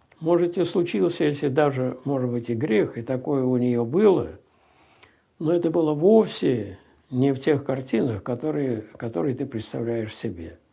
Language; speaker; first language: Russian; native; Russian